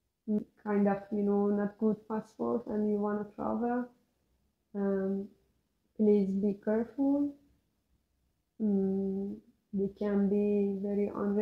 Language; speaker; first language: English; non-native, learner; Persian